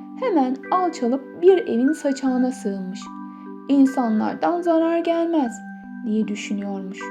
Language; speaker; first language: Turkish; native; Turkish